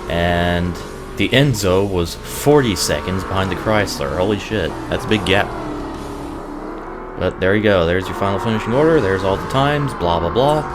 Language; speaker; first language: English; native; English